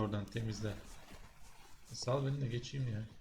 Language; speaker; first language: Turkish; native; Turkish